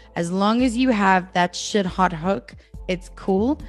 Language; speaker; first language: English; native; English